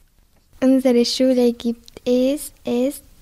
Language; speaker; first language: German; non-native, learner; Arabic